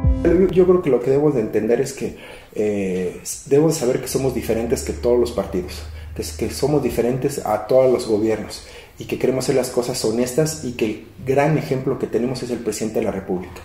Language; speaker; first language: Spanish; native; Spanish